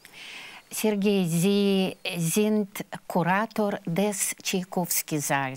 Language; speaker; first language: German; non-native, fluent; Russian